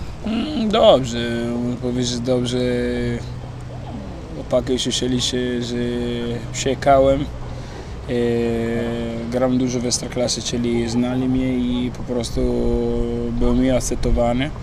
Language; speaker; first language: Polish; non-native, learner; Italian